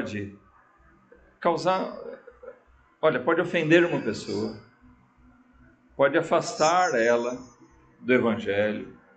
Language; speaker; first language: Portuguese; native; Portuguese